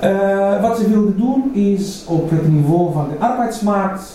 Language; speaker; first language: Dutch; non-native, fluent; Greek